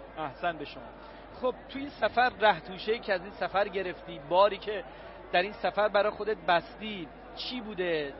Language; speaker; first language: Persian; native; Persian